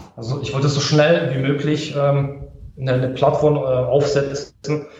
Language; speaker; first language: German; native; German